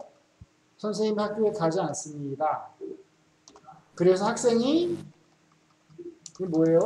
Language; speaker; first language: Korean; native; Korean